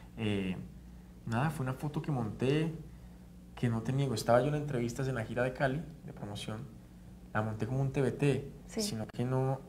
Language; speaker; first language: Spanish; native; Spanish